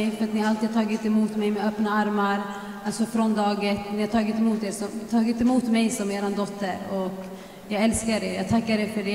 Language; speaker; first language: Swedish; early bilingual, other home language; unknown